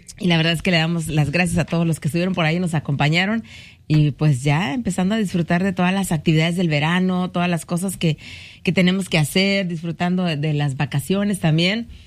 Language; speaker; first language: Spanish; native; Spanish